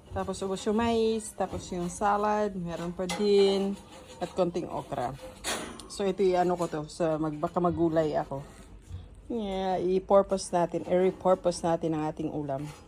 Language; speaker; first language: Filipino; non-native, local second language; Cebuano